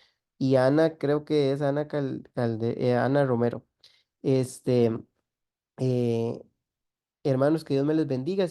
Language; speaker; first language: Spanish; native; Spanish